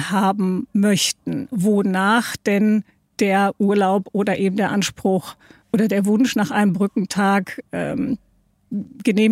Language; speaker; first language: German; native; German